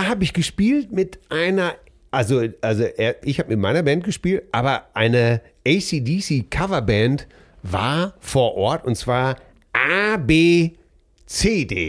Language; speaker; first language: German; native; German